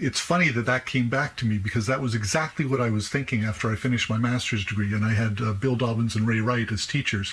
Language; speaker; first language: English; native; English